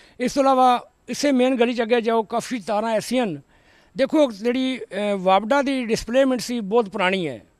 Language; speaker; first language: Punjabi; native; Punjabi